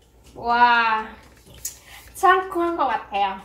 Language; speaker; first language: Korean; non-native, fluent; Khmer